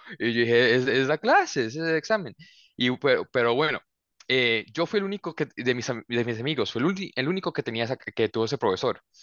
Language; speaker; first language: Spanish; early bilingual, heritage; Spanish